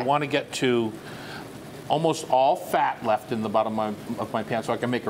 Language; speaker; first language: English; native; English